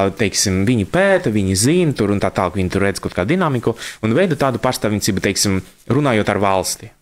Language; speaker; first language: Latvian; non-native, local second language; Russian